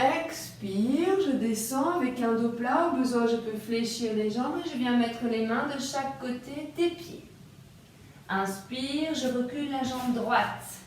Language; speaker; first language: French; native; French